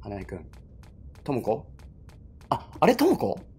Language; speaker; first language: Japanese; native; Japanese